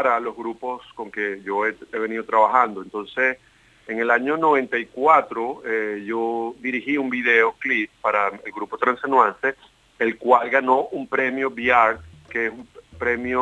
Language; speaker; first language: Spanish; native; Spanish